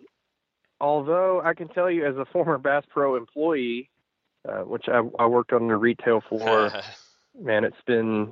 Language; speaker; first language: English; native; English